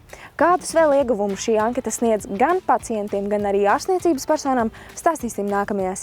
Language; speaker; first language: Latvian; native; Latvian